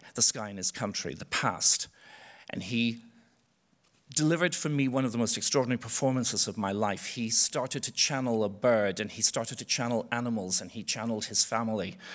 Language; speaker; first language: English; native; English